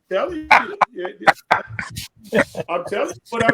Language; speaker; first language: English; native; English